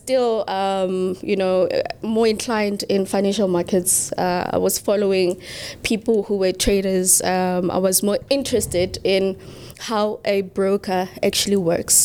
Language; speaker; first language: English; non-native, local second language; Southern Sotho